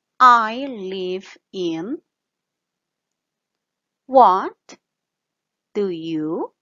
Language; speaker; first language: English; non-native, fluent; Spanish